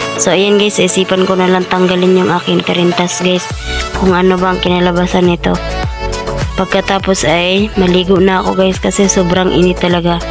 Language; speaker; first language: Filipino; non-native, local second language; Cebuano